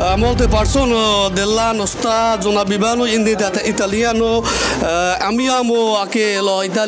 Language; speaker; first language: Italian; non-native, learner; Bangla